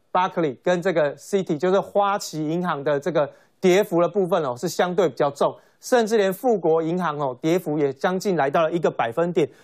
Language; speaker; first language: Chinese; native; Chinese